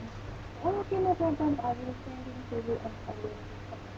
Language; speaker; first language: English; non-native, learner; Indonesian